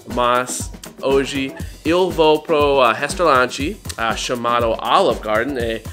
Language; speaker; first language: Portuguese; non-native, learner; English